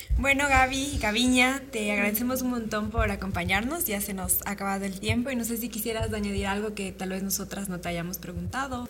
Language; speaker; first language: Spanish; native; Spanish